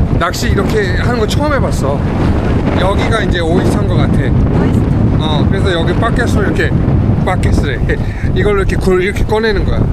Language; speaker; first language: Korean; native; Korean